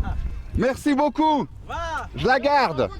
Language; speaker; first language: French; native; French